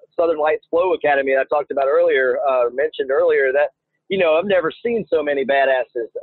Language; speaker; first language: English; native; English